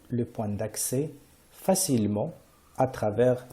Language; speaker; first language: French; non-native, local second language; Arabic